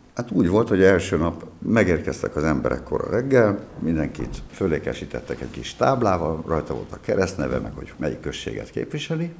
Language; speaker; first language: Hungarian; native; Hungarian